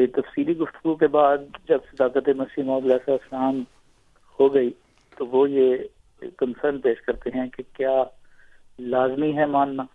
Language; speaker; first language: Urdu; native; Urdu